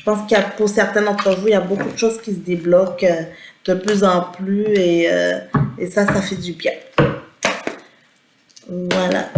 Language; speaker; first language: French; native; French